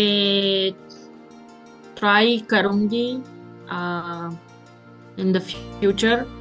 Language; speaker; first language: Hindi; non-native, learner; French